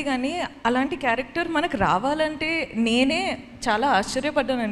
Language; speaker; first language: Telugu; non-native, fluent; Kodava